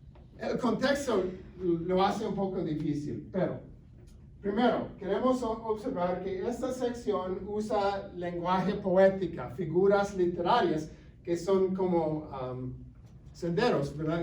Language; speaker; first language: Spanish; non-native, fluent; English